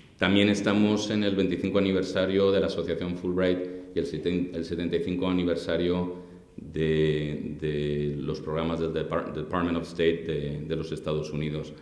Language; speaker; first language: Spanish; native; Spanish